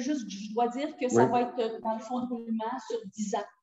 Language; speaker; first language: French; native; French